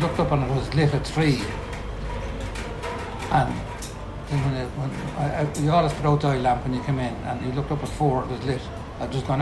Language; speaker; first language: English; native; English